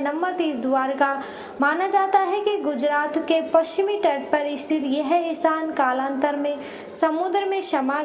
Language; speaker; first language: Hindi; native; Hindi